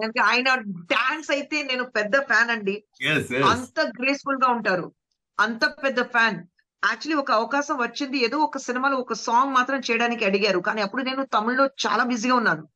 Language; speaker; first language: Telugu; non-native, local second language; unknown